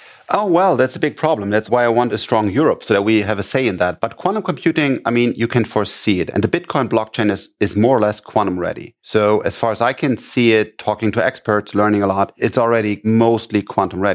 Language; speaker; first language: English; non-native, fluent; German